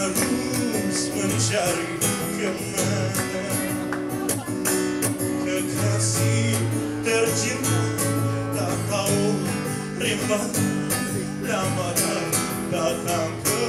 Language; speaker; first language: Indonesian; non-native, fluent; English